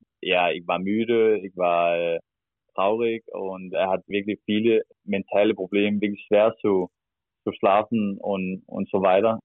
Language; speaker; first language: German; non-native, learner; Danish